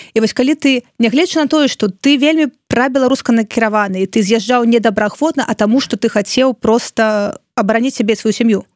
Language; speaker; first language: Belarusian; non-native, local second language; Russian